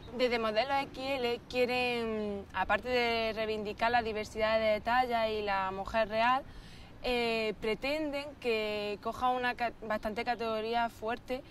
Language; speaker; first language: Spanish; native; Spanish